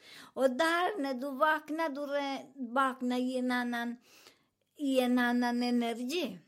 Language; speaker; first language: Swedish; non-native, learner; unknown